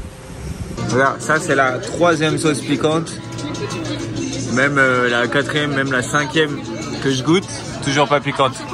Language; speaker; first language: French; native; French